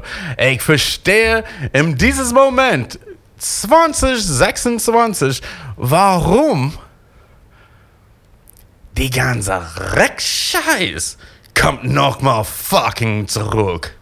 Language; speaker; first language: German; non-native, fluent; English